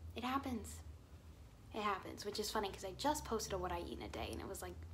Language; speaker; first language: English; native; English